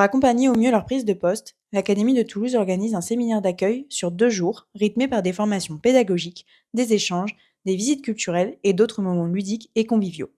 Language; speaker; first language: French; native; French